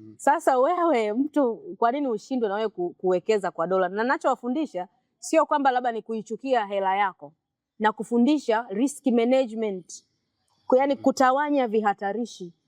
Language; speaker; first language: Swahili; native; Swahili